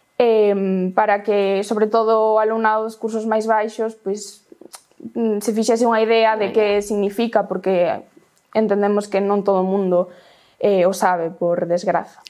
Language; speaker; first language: Galician; non-native, local second language; Spanish